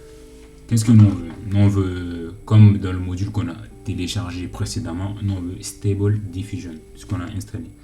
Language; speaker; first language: French; native; French